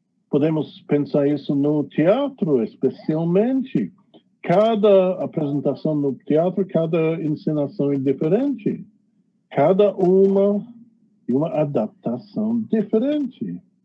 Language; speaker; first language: Portuguese; non-native, fluent; English